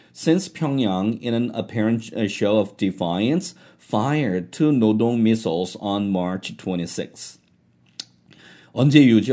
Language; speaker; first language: English; non-native, fluent; Korean